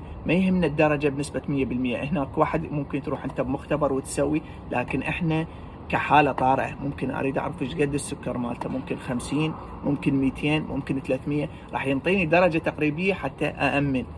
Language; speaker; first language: Arabic; native; Arabic